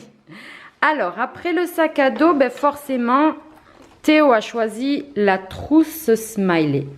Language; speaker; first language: French; native; French